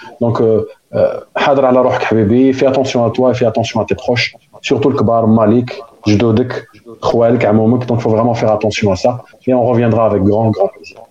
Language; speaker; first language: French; non-native, local second language; Arabic